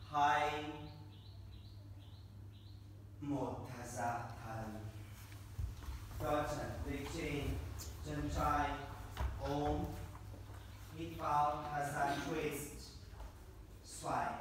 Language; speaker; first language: Vietnamese; non-native, learner; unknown